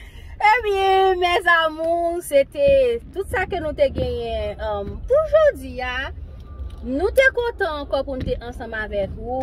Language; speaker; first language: French; non-native, local second language; Haitian Creole